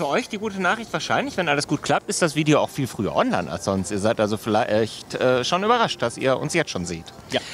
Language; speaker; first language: German; native; German